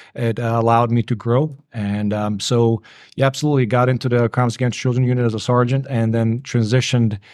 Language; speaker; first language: English; early bilingual, other home language; Bosnian